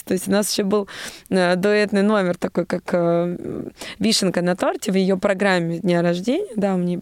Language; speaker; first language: Russian; native; Russian